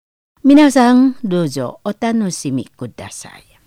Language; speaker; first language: Japanese; non-native, learner; Indonesian